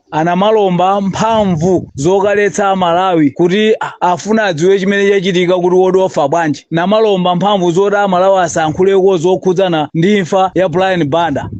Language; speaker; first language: Nyanja; native; Nyanja